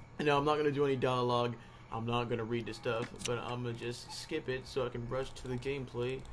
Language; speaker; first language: English; native; English